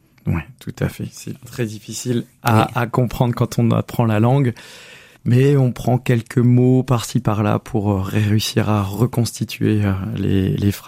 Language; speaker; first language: French; native; French